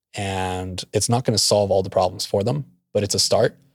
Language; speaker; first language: English; non-native, fluent; Norwegian